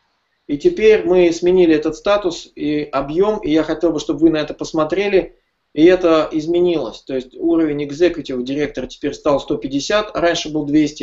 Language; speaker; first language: Russian; native; Russian